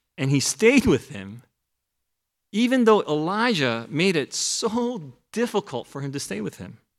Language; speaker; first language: English; early bilingual, other home language; Korean